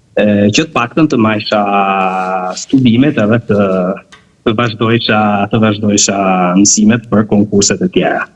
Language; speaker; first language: Albanian; early bilingual, heritage; Albanian